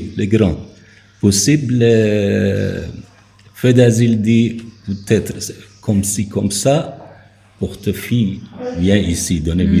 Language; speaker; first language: French; non-native, learner; Persian